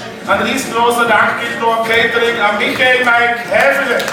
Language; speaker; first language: German; native; German